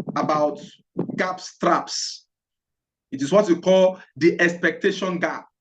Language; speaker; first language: English; non-native, local second language; Yoruba